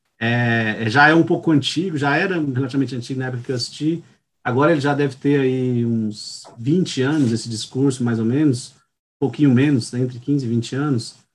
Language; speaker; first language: Portuguese; native; Portuguese